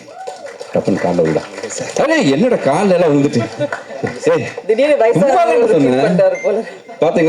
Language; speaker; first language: Tamil; native; Tamil